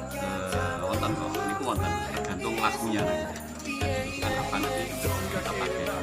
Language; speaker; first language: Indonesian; non-native, local second language; Javanese